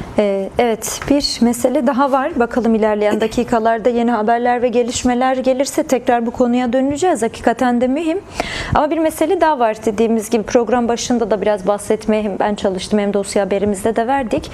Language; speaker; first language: Turkish; native; Turkish